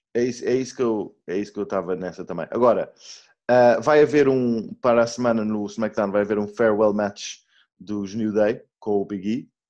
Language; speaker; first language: Portuguese; native; Portuguese